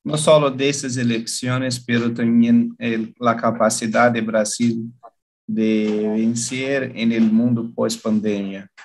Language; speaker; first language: Spanish; non-native, learner; Portuguese